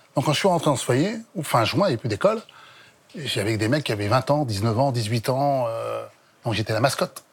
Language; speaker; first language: French; native; French